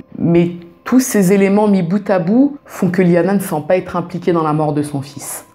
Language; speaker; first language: French; native; French